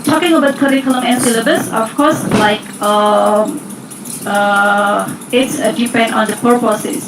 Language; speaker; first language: English; non-native, learner; Indonesian